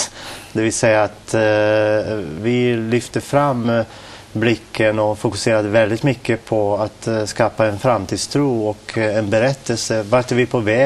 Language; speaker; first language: Swedish; non-native, fluent; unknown